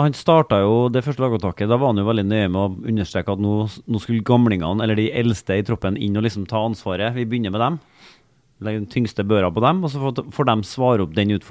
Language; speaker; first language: Norwegian; native; Norwegian